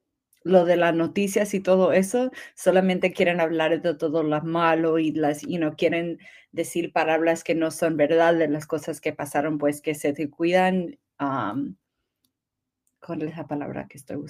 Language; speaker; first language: Spanish; early bilingual, heritage; English